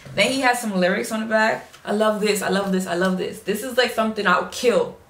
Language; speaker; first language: English; native; English